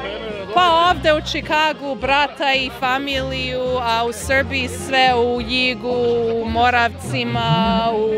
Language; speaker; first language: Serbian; early bilingual, heritage; Serbian